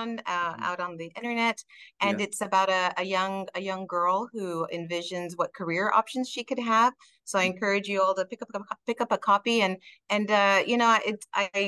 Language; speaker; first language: English; early bilingual, other home language; Spanish